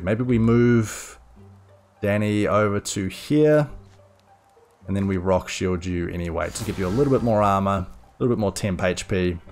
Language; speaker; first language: English; native; English